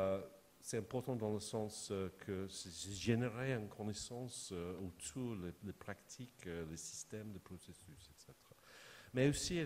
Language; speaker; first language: French; non-native, fluent; English